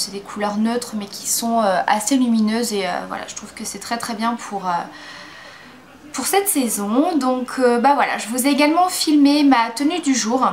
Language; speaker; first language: French; native; French